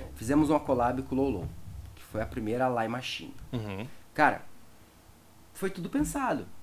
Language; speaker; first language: Portuguese; native; Portuguese